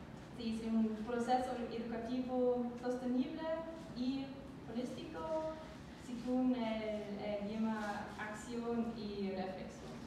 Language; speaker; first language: Spanish; non-native, learner; German